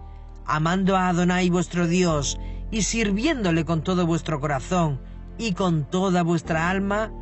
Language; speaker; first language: Spanish; native; Spanish